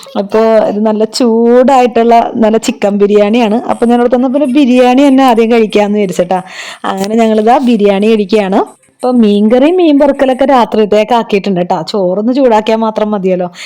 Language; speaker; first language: Malayalam; native; Malayalam